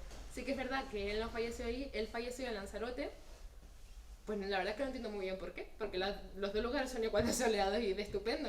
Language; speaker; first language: Spanish; native; Spanish